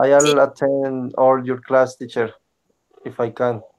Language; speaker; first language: English; non-native, learner; Spanish